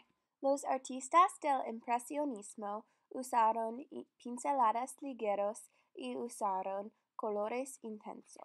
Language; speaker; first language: Spanish; non-native, learner; English